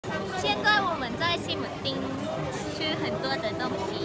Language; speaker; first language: Chinese; non-native, learner; English